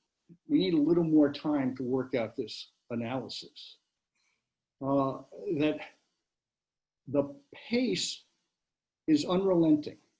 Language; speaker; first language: English; native; English